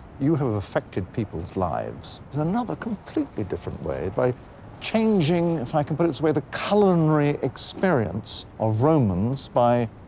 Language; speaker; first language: English; native; English